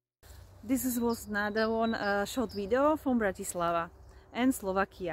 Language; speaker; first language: English; non-native, learner; Slovak